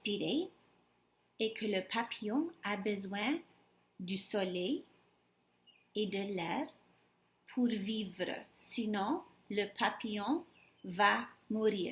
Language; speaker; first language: French; non-native, fluent; English